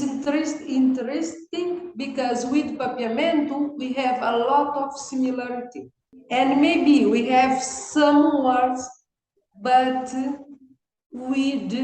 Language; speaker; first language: English; non-native, learner; Kabuverdianu